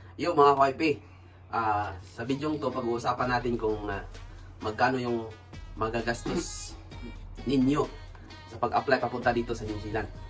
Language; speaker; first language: Filipino; non-native, local second language; Hiligaynon